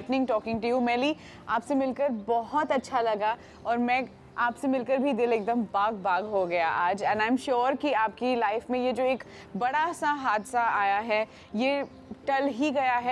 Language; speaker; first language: Hindi; native; Hindi